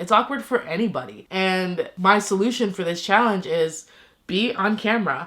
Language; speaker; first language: English; native; English